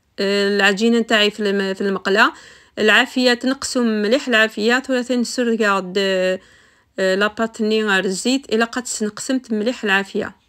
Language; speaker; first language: Arabic; non-native, local second language; Kabyle